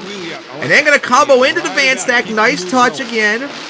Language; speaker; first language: English; native; English